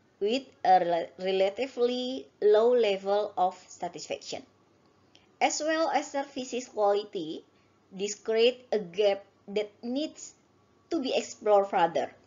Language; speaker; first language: English; non-native, learner; Indonesian